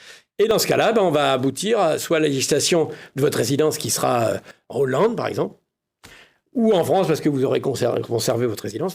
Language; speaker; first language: French; native; French